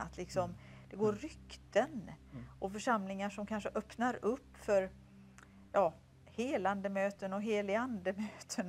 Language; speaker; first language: Swedish; native; Swedish